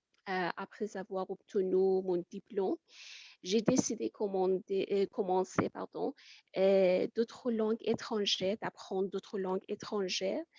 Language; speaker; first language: French; non-native, fluent; Persian